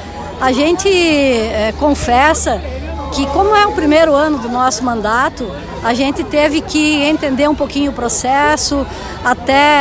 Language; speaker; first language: Portuguese; native; Portuguese